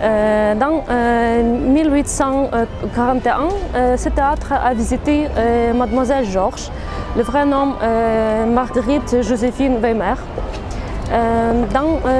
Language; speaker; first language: French; non-native, fluent; Ukrainian